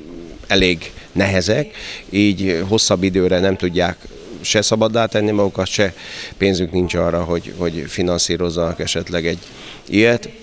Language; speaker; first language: Hungarian; native; Hungarian